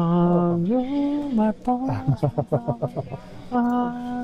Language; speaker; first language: French; non-native, fluent; Spanish